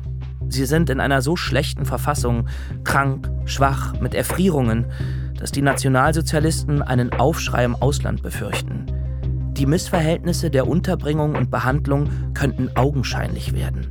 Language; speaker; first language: German; native; German